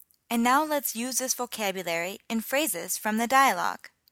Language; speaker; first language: English; native; English